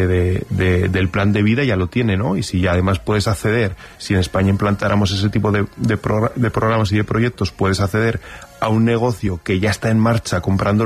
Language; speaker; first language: Spanish; native; Spanish